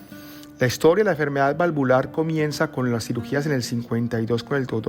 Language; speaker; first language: Spanish; native; Spanish